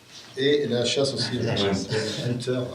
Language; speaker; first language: French; native; French